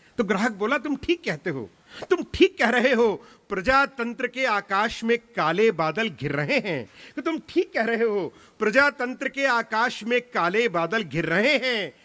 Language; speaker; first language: Hindi; non-native, local second language; Punjabi